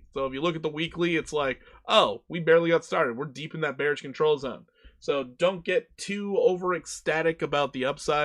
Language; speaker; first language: English; native; English